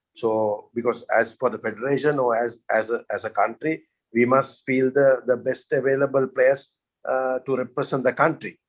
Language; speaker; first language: English; non-native, local second language; Sinhala